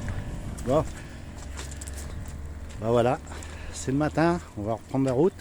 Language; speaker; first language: French; native; French